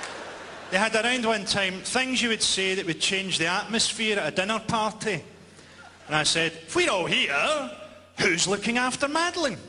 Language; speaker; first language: English; native; English